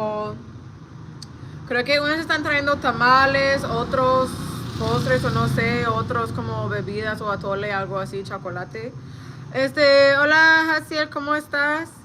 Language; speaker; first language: Spanish; non-native, learner; English